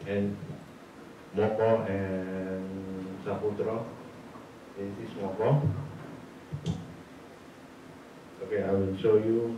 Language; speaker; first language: English; non-native, learner; Indonesian